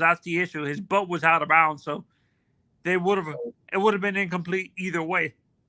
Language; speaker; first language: English; native; English